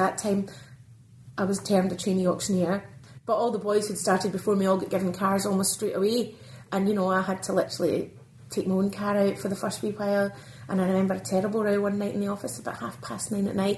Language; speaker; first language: English; native; English